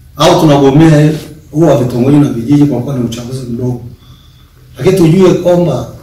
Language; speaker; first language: Swahili; non-native, local second language; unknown